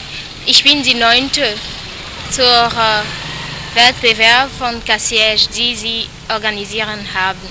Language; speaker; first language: German; non-native, learner; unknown